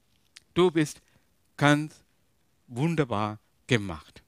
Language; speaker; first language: German; non-native, learner; Tamil